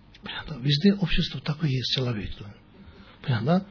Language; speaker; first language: Russian; non-native, learner; Tibetan